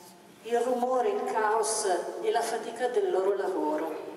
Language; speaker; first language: Italian; native; Italian